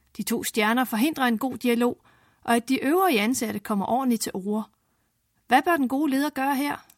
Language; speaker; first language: Danish; native; Danish